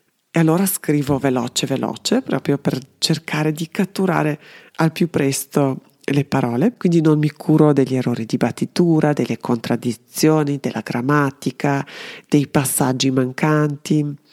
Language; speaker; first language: Italian; non-native, fluent; Serbian